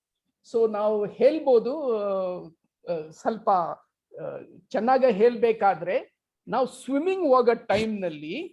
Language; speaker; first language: Kannada; non-native, local second language; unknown